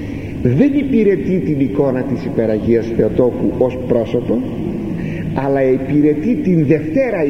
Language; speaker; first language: Greek; native; Greek